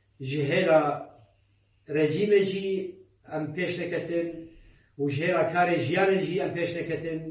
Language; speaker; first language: Kurdish; native; Kurdish